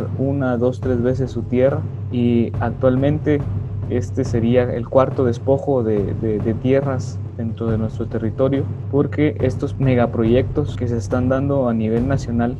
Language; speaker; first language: Spanish; native; Spanish